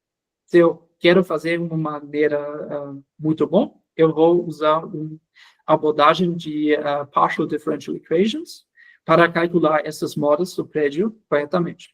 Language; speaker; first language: Portuguese; non-native, fluent; German